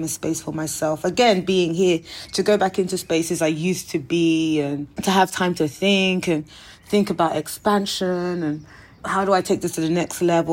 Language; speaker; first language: English; native; English